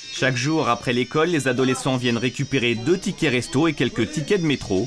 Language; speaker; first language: French; native; French